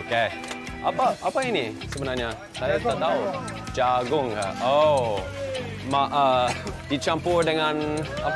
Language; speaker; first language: Indonesian; non-native, learner; English